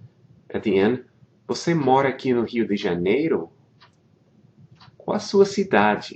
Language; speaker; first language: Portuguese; non-native, fluent; English